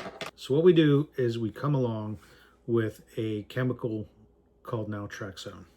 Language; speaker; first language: English; native; English